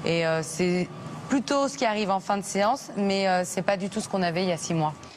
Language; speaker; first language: French; native; French